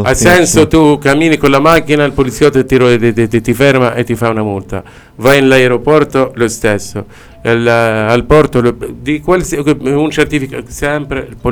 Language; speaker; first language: Italian; non-native, learner; Arabic